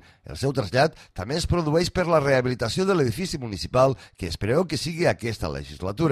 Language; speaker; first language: Catalan; native; Catalan